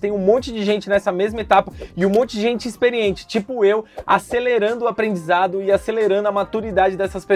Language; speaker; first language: Portuguese; native; Portuguese